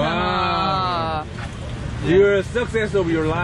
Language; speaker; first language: English; non-native, learner; Korean